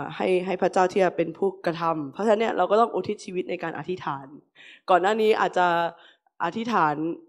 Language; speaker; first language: Thai; native; Thai